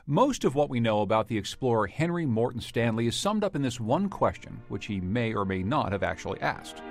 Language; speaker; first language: English; native; English